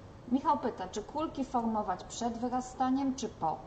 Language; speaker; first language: Polish; native; Polish